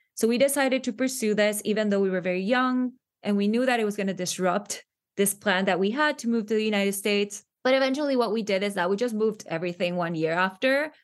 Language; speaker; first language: English; non-native, fluent; Spanish